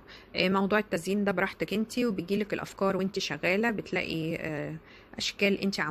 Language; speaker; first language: Arabic; native; Arabic